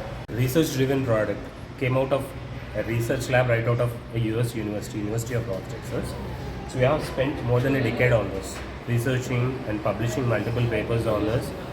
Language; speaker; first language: English; non-native, local second language; Telugu